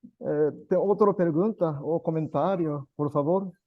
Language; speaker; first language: Portuguese; non-native, learner; Japanese